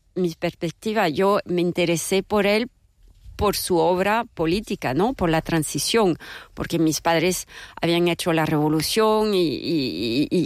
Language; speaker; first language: Spanish; non-native, fluent; French